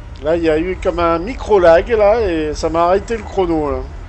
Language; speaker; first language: French; native; French